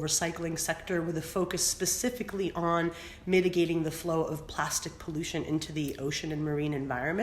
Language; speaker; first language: English; early bilingual, other home language; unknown